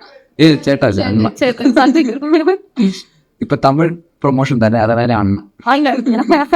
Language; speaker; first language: Tamil; non-native, local second language; Malayalam